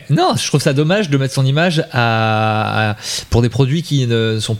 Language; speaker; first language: French; native; French